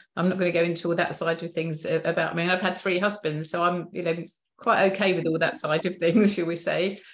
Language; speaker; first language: English; native; English